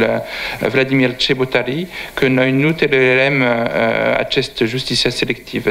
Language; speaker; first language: Romanian; non-native, learner; French